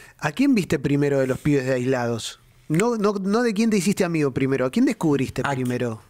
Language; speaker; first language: Spanish; native; Spanish